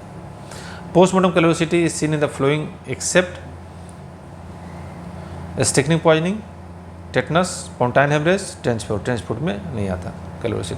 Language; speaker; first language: English; non-native, local second language; Hindi